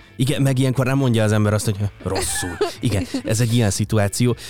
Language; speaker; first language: Hungarian; native; Hungarian